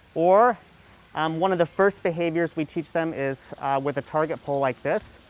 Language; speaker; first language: English; native; English